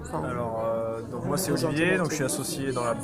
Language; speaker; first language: French; native; French